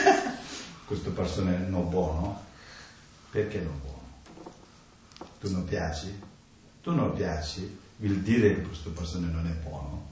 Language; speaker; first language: Italian; non-native, learner; Tibetan